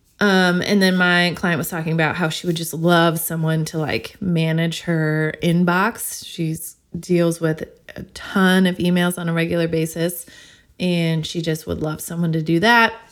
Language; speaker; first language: English; native; English